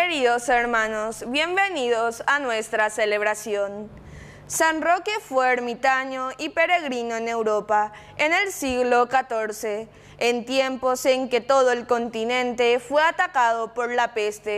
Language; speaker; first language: Spanish; native; Spanish